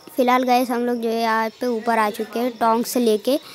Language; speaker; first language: Hindi; non-native, local second language; Gujarati